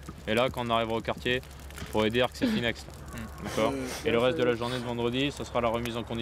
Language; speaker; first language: French; native; French